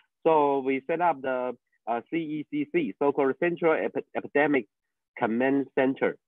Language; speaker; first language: English; non-native, fluent; Chinese